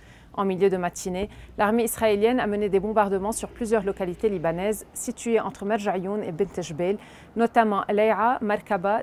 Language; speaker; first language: French; non-native, local second language; Arabic